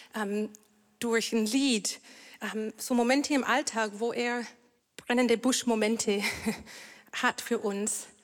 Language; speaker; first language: German; non-native, fluent; English